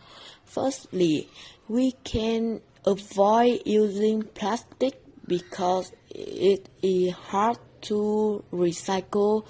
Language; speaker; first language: English; non-native, learner; Vietnamese